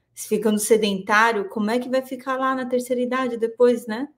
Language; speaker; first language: Portuguese; native; Portuguese